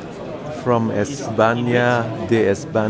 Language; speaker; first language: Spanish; non-native, learner; German